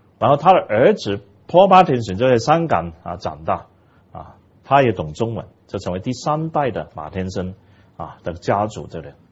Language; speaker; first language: Chinese; non-native, local second language; Cantonese